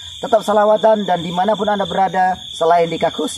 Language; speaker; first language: Indonesian; native; Indonesian